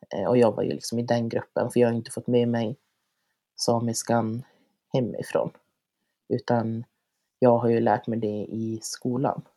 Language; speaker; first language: Swedish; native; Swedish